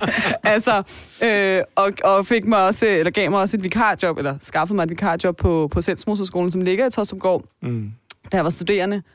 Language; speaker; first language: Danish; early bilingual, other home language; Persian